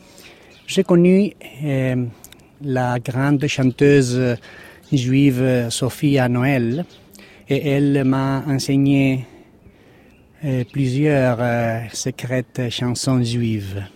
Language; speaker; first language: French; non-native, fluent; Spanish